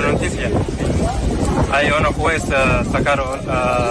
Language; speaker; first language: Spanish; non-native, learner; Arabic